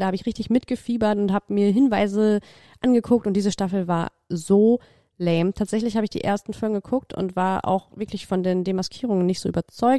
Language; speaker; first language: German; native; German